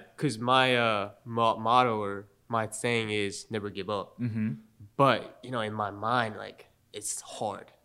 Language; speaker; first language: English; non-native, fluent; Japanese